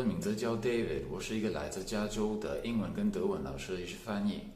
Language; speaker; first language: Chinese; non-native, fluent; English